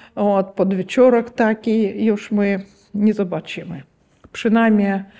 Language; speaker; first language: Polish; non-native, learner; Ukrainian